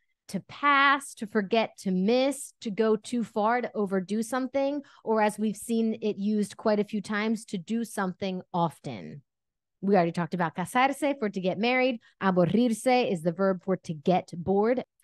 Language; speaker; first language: English; native; English